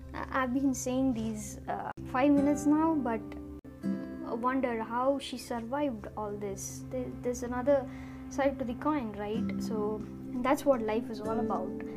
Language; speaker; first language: English; non-native, local second language; Tamil